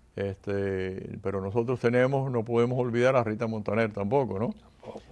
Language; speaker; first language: Spanish; native; Spanish